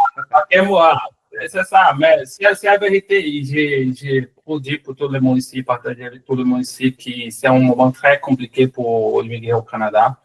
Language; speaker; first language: French; non-native, learner; Portuguese